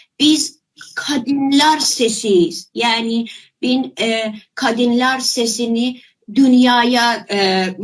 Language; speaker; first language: Turkish; non-native, fluent; Persian